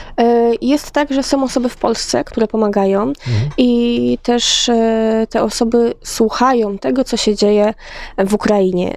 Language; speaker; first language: Polish; native; Polish